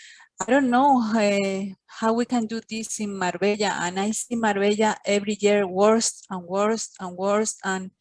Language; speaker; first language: English; non-native, fluent; Spanish